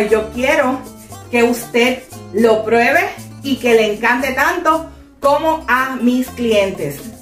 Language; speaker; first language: Spanish; native; Spanish